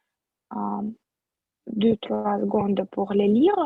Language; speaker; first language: French; non-native, fluent; Russian